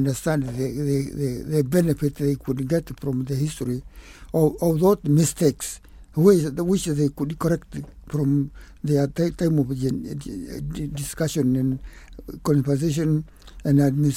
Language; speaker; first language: English; non-native, local second language; Kikuyu